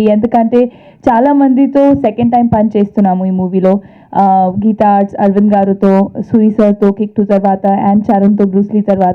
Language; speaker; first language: Telugu; non-native, local second language; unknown